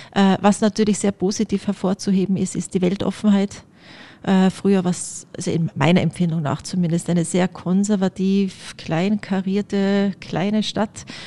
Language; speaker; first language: German; early bilingual, other home language; Polish